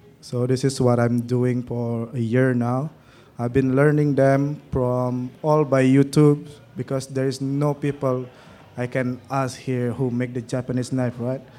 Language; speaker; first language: English; non-native, learner; Indonesian